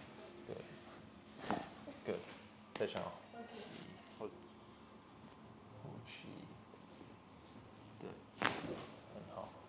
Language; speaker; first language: Chinese; non-native, learner; English